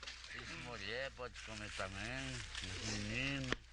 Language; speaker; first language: Portuguese; non-native, local second language; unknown